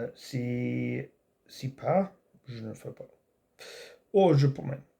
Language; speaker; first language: French; non-native, learner; English